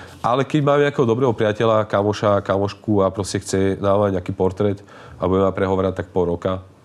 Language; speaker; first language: Slovak; native; Slovak